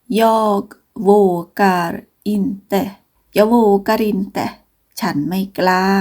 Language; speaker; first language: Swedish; non-native, fluent; Thai